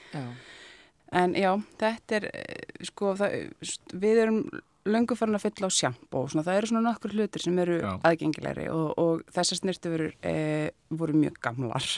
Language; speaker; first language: Icelandic; non-native, fluent; Polish